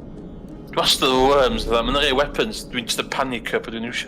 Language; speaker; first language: Welsh; native; Welsh